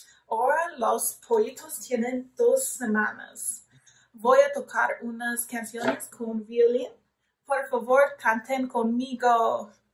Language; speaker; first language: Spanish; non-native, learner; English